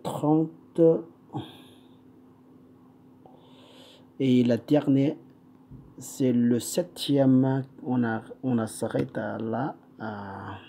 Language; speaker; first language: French; non-native, fluent; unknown